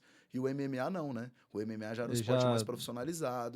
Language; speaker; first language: Portuguese; native; Portuguese